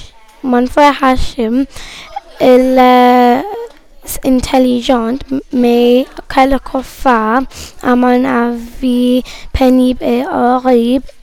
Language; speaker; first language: French; non-native, learner; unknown